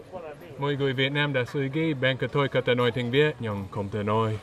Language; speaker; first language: Vietnamese; non-native, learner; English